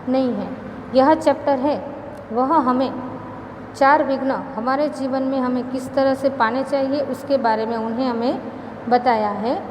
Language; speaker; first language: Hindi; non-native, local second language; Gujarati